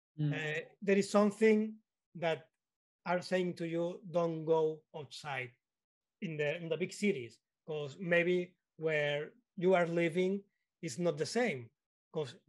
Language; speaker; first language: English; non-native, learner; Spanish